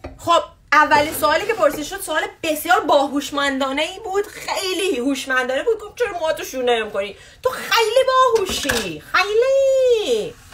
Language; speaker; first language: Persian; native; Persian